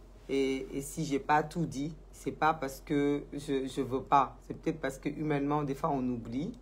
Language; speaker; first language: French; non-native, local second language; Wolof